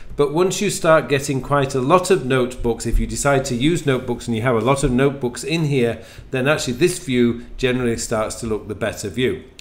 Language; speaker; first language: English; native; English